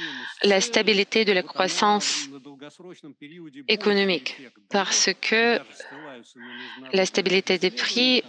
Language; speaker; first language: French; non-native, fluent; Russian